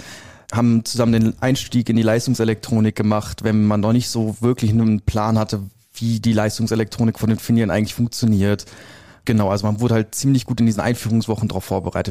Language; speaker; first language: German; native; German